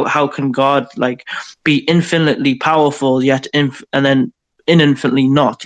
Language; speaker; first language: English; native; English